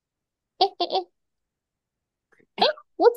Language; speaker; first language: Chinese; non-native, fluent; Indonesian